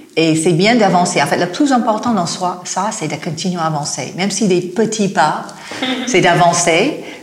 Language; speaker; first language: French; non-native, fluent; English